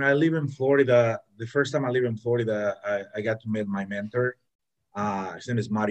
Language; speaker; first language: English; non-native, fluent; Spanish